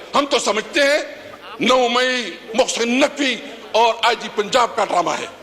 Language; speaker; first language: Urdu; non-native, local second language; Pashto